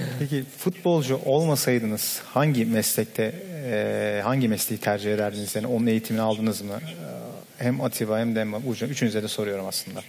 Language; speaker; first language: Turkish; native; Turkish